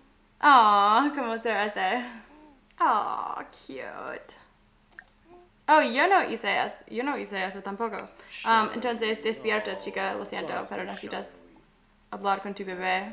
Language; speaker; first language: Spanish; non-native, learner; English